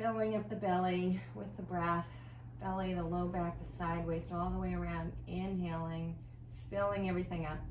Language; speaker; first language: English; native; English